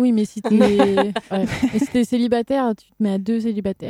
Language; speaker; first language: French; native; French